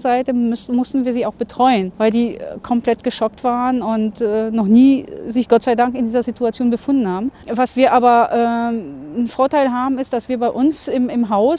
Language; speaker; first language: German; native; German